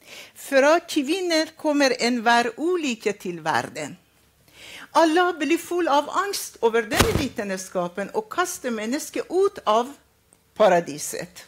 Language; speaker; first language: Norwegian; non-native, fluent; Arabic